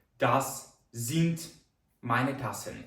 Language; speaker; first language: German; non-native, fluent; Ukrainian